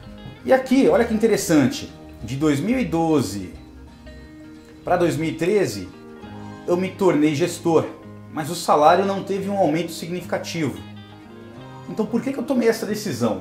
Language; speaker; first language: Portuguese; native; Portuguese